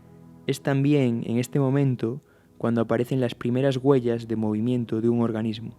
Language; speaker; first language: Spanish; native; Spanish